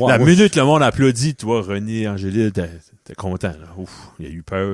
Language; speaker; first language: French; native; French